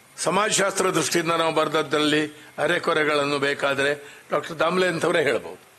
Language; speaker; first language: Kannada; non-native, local second language; Marathi